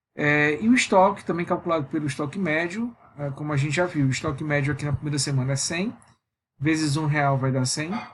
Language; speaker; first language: Portuguese; native; Portuguese